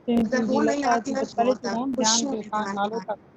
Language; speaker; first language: Hindi; non-native, local second language; Sindhi